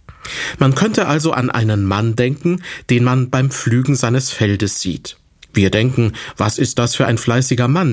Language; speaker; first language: German; native; German